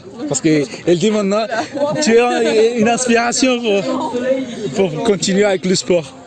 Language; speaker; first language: French; non-native, learner; Spanish